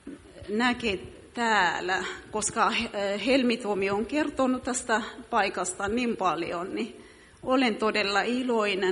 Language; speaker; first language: Finnish; non-native, fluent; Amharic